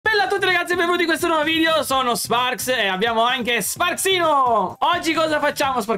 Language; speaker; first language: Italian; native; Italian